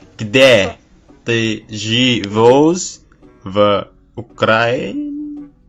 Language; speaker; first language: Russian; non-native, learner; Indonesian